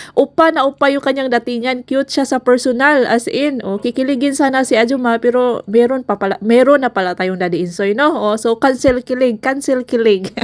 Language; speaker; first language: Filipino; non-native, local second language; Cebuano